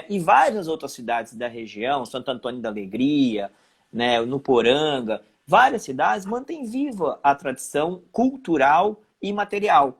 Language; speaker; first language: Portuguese; native; Portuguese